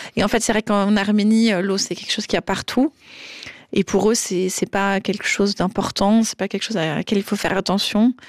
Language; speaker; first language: French; native; French